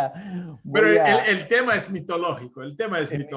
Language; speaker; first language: Spanish; non-native, fluent; Portuguese